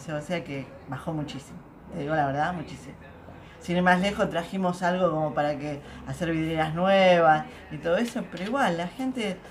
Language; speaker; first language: Spanish; native; Spanish